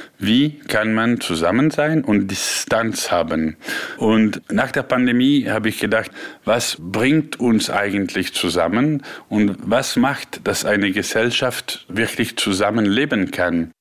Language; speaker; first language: German; non-native, local second language; French